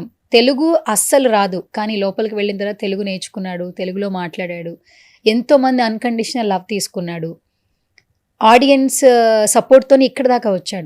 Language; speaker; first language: Telugu; native; Telugu